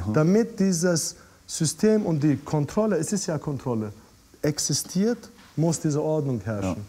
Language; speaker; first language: German; non-native, fluent; Russian